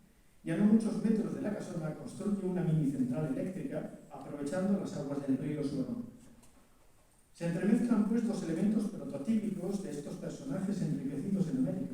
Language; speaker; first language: Spanish; native; Spanish